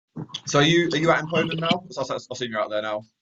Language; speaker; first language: English; native; English